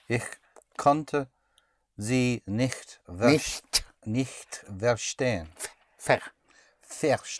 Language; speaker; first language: German; non-native, learner; English